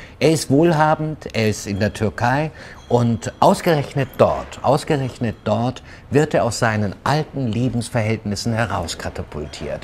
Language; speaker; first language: German; early bilingual, other home language; Turkish